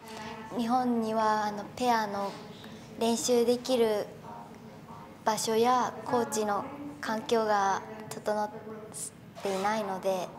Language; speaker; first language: Japanese; native; Japanese